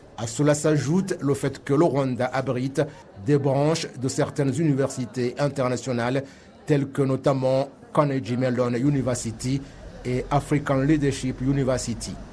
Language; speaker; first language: French; non-native, local second language; Kinyarwanda